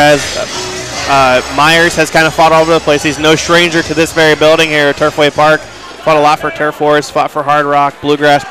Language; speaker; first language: English; native; English